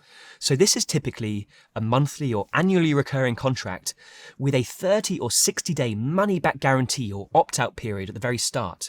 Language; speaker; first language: English; native; English